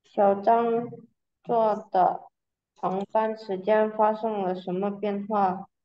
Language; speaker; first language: Chinese; non-native, learner; Indonesian